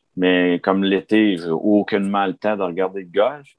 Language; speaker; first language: French; native; French